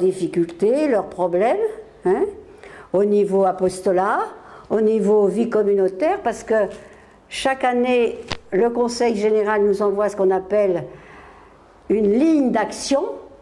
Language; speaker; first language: French; native; French